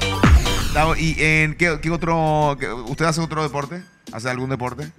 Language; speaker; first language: Spanish; native; Spanish